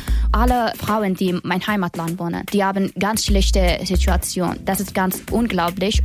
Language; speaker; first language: German; non-native, learner; Persian